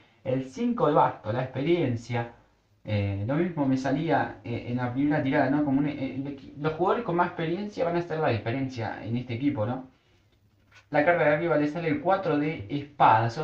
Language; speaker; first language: Spanish; native; Spanish